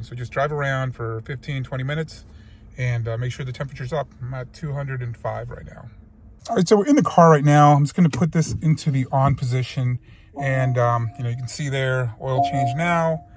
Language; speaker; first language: English; native; English